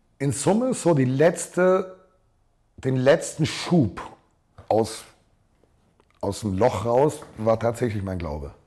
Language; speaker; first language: German; native; German